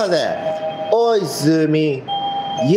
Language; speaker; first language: Portuguese; non-native, learner; Japanese